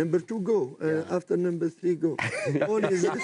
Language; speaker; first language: English; non-native, learner; French